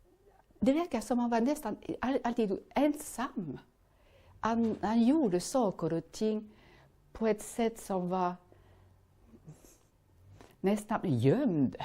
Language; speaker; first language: Swedish; non-native, fluent; French